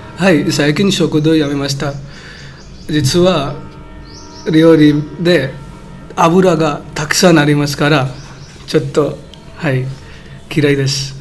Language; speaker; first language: Japanese; non-native, learner; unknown